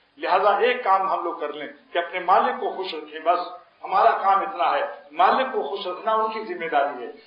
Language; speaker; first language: Urdu; native; Urdu